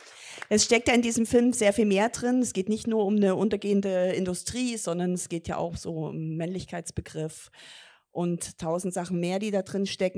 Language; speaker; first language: German; native; German